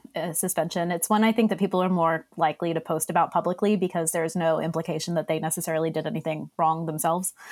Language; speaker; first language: English; native; English